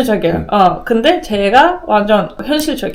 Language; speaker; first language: Korean; non-native, learner; Russian